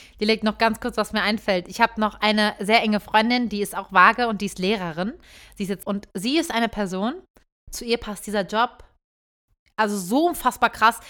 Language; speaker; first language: German; early bilingual, other home language; Turkish